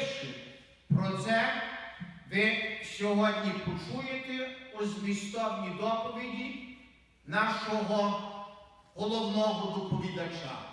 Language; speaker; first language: Ukrainian; native; Ukrainian